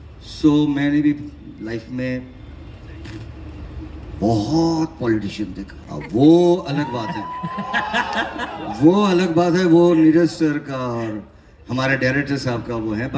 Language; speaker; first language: Hindi; non-native, local second language; Bangla